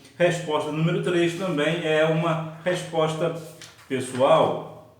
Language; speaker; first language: Portuguese; native; Portuguese